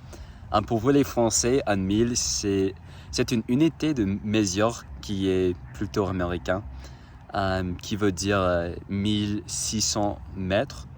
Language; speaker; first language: French; non-native, fluent; English